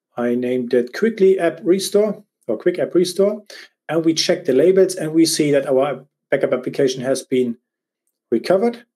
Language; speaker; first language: English; non-native, fluent; German